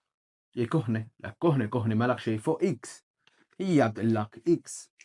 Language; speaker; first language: Arabic; native; Arabic